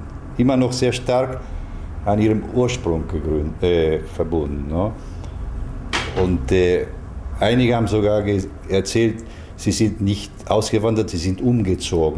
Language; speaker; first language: German; early bilingual, heritage; German